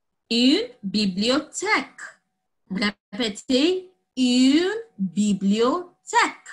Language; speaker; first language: French; non-native, fluent; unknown